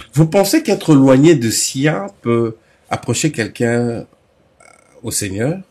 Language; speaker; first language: French; non-native, local second language; Lingala